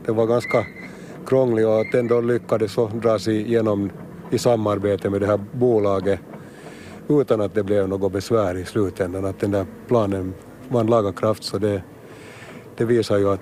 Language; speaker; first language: Swedish; native; Swedish